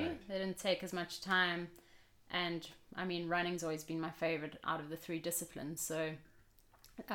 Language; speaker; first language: English; native; English